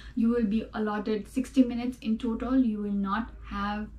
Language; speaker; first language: English; non-native, local second language; Nepali